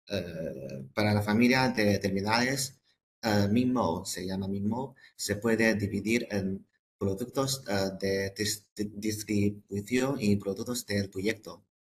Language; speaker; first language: Spanish; non-native, fluent; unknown